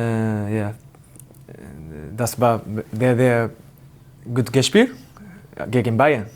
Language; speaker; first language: German; non-native, learner; Japanese